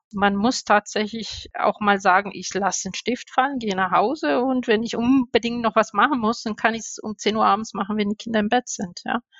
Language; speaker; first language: German; non-native, fluent; Spanish